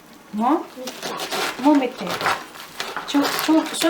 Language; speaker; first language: Korean; non-native, learner; Filipino